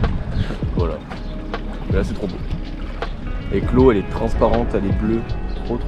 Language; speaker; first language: French; native; French